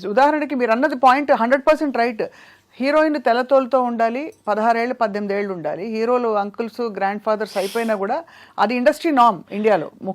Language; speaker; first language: Telugu; native; Telugu